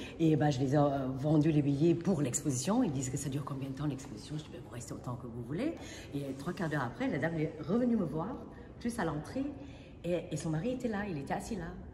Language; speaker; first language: French; non-native, fluent; Vietnamese